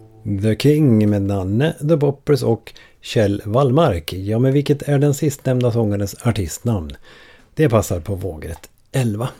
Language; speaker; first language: Swedish; native; Swedish